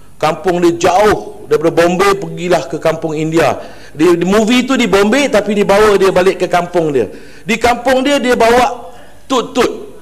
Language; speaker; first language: Malay; non-native, local second language; Tamil